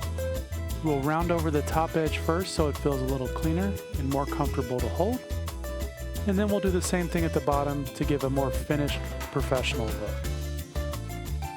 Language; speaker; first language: English; native; English